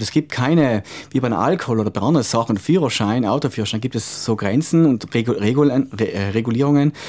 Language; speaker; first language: German; native; German